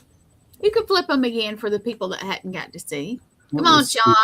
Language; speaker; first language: English; native; English